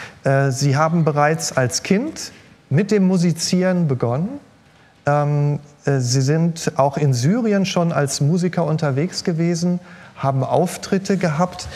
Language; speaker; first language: German; native; German